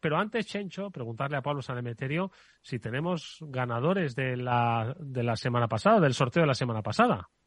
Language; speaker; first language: Spanish; native; Spanish